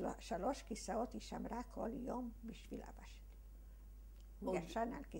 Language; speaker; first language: Hebrew; early bilingual, other home language; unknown